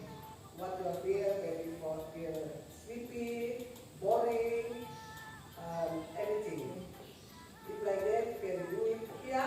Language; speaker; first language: English; non-native, learner; Indonesian